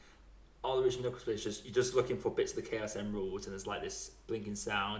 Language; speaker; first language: English; native; English